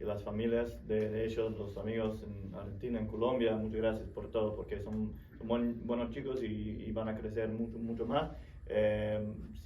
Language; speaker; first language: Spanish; non-native, fluent; English